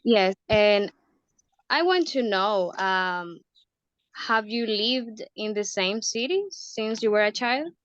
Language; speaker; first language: English; non-native, learner; Spanish